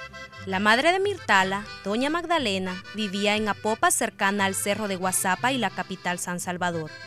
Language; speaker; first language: Spanish; native; Spanish